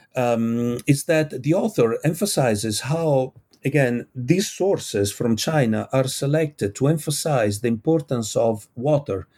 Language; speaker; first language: English; non-native, fluent; Italian